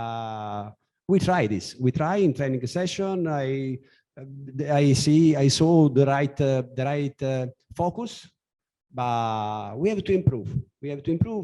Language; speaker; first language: English; non-native, learner; Italian